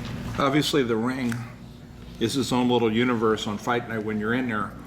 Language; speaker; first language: English; native; English